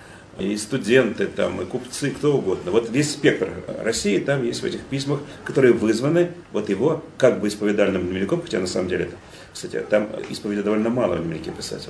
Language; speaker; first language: Russian; native; Russian